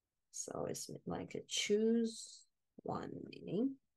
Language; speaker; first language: English; non-native, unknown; Korean